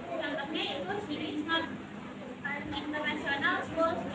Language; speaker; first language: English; non-native, learner; Indonesian